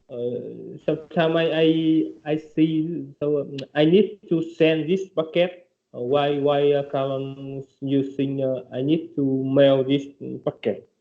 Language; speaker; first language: English; non-native, learner; Vietnamese